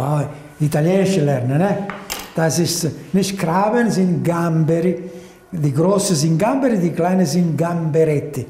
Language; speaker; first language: German; non-native, learner; Italian